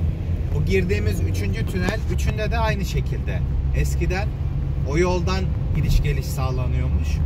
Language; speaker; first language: Turkish; native; Turkish